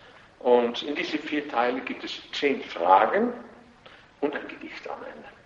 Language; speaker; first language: German; non-native, fluent; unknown